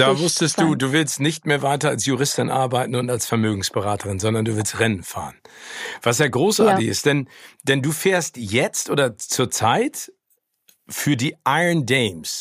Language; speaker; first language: German; native; German